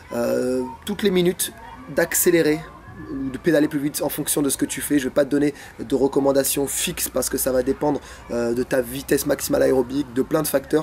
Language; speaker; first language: French; native; French